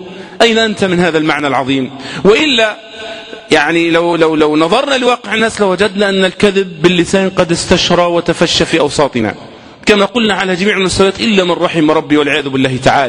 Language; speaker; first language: Arabic; native; Arabic